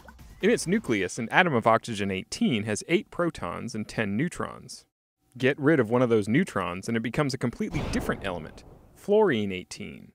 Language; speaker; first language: English; native; English